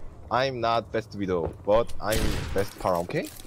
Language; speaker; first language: English; non-native, learner; Korean